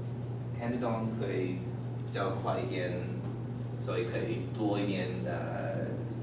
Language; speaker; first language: Chinese; non-native, learner; English